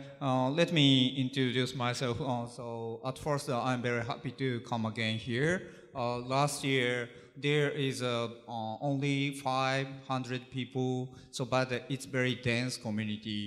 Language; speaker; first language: English; non-native, learner; Japanese